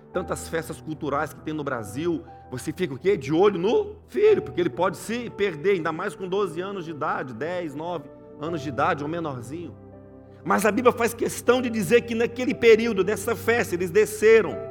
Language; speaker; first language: Portuguese; native; Portuguese